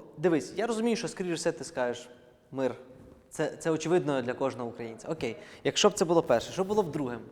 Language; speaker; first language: Ukrainian; native; Ukrainian